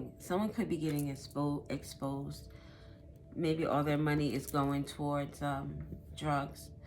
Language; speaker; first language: English; native; English